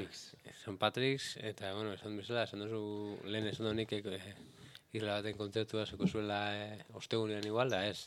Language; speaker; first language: Basque; native; Basque